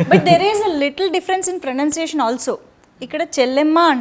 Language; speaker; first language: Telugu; native; Telugu